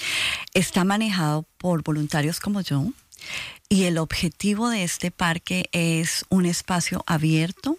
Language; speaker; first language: Spanish; native; Spanish